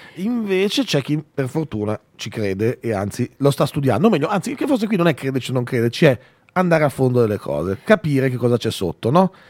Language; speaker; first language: Italian; native; Italian